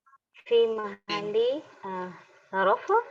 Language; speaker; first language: Arabic; non-native, learner; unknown